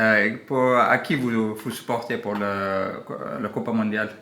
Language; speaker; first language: French; non-native, learner; English